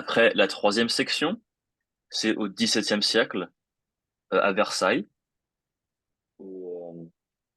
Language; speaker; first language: French; non-native, fluent; English